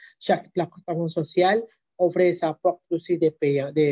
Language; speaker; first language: French; non-native, learner; Spanish